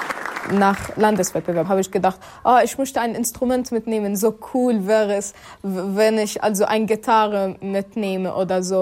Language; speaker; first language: German; non-native, fluent; Arabic